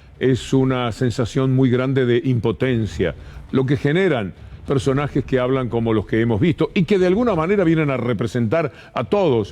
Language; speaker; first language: Spanish; native; Spanish